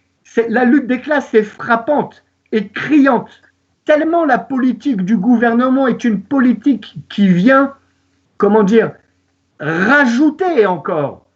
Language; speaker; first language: French; native; French